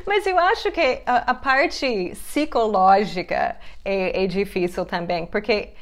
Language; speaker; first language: Portuguese; non-native, fluent; English